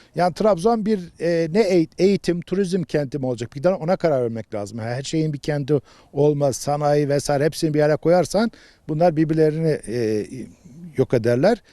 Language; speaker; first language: Turkish; native; Turkish